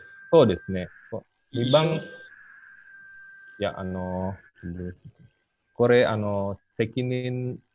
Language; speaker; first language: Japanese; non-native, fluent; Indonesian